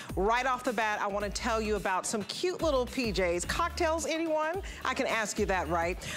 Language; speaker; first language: English; native; English